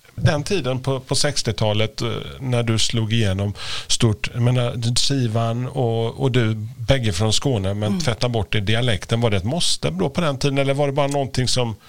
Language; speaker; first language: Swedish; native; Swedish